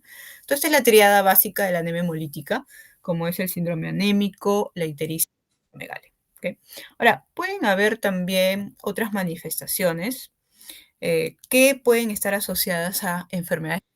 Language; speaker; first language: Spanish; native; Spanish